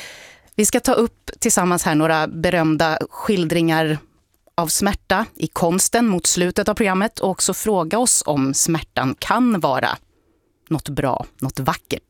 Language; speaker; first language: Swedish; native; Swedish